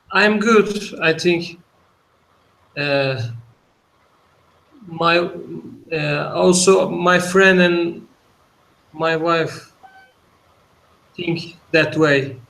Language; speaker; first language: English; non-native, learner; Turkish